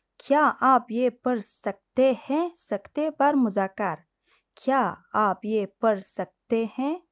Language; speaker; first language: Hindi; non-native, fluent; Persian